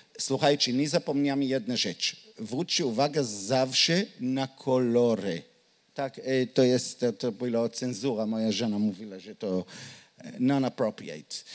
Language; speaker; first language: Polish; non-native, learner; Hebrew